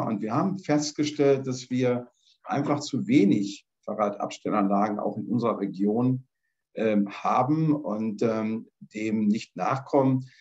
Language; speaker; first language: German; native; German